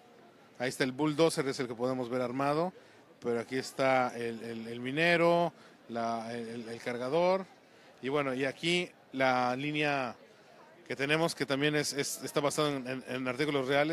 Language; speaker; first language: Spanish; native; Spanish